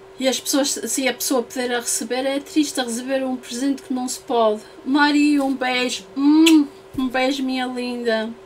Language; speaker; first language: Portuguese; early bilingual, heritage; English